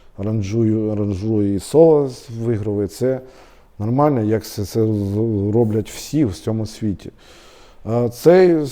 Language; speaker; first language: Ukrainian; non-native, local second language; Russian